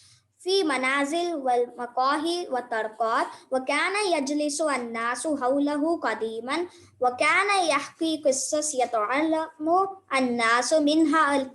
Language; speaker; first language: Arabic; non-native, learner; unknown